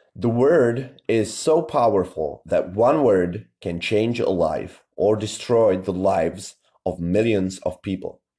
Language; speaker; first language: English; non-native, fluent; Czech